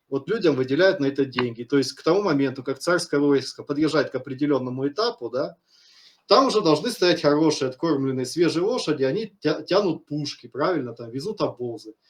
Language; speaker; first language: Russian; native; Russian